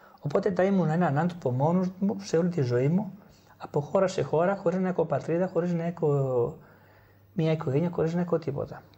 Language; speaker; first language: Greek; non-native, fluent; Italian